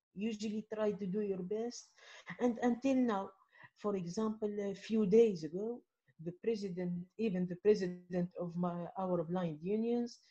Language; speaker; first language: English; non-native, fluent; Arabic